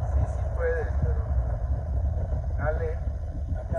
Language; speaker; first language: Spanish; native; Spanish